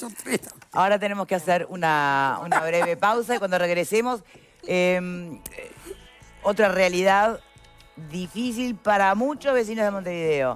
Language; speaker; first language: Spanish; native; Spanish